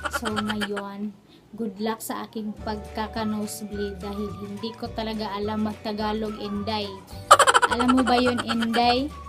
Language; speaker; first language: Filipino; non-native, local second language; Cebuano